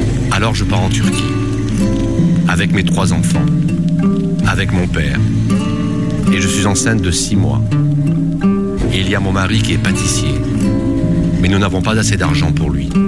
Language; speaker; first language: French; non-native, learner; Arabic